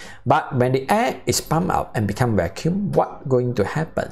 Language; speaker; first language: English; non-native, local second language; Chinese